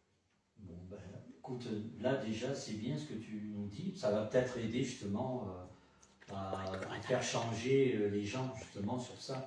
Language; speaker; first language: French; native; French